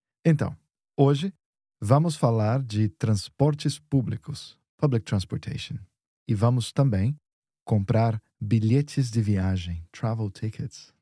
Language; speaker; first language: Portuguese; native; Portuguese